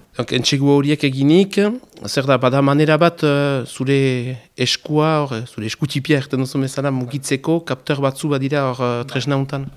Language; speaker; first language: Basque; native; Basque